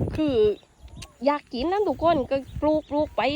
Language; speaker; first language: Thai; non-native, local second language; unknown